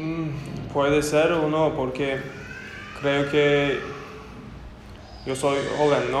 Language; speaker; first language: Spanish; non-native, learner; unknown